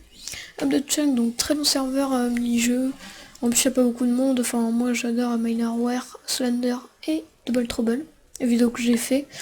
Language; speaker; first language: French; native; French